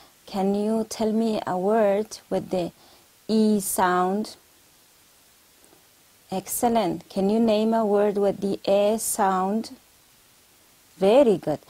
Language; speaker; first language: English; non-native, fluent; Persian